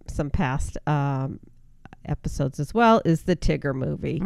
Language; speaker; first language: English; native; English